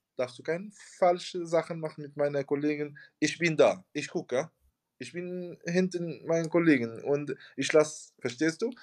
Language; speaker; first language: German; non-native, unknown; Arabic